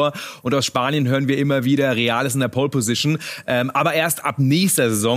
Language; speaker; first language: German; native; German